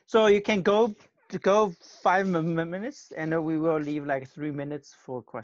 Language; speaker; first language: English; non-native, fluent; Chinese